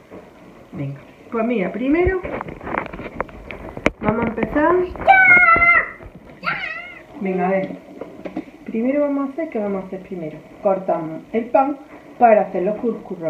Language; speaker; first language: Spanish; native; Spanish